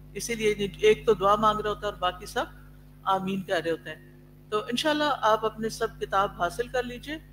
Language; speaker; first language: Urdu; native; Urdu